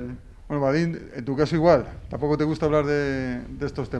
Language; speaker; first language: Spanish; native; Spanish